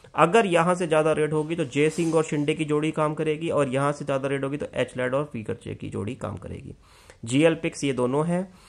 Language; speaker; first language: Hindi; native; Hindi